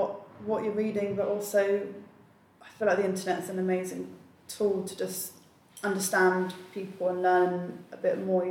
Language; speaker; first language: English; native; English